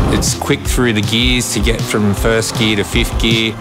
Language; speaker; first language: English; native; English